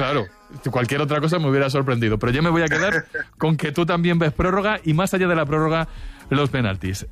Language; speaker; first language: Spanish; native; Spanish